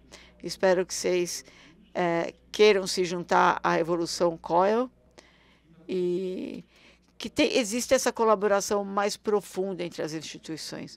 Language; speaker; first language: Portuguese; non-native, fluent; German